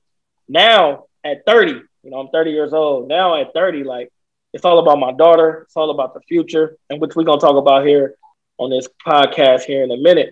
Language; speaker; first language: English; native; English